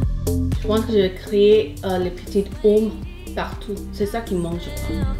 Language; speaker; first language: French; non-native, fluent; Hindi